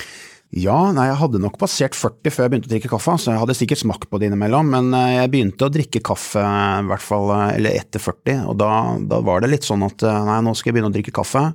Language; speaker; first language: Norwegian; native; Norwegian